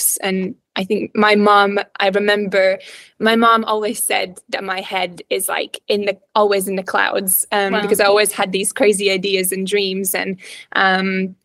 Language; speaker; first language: English; non-native, fluent; Latvian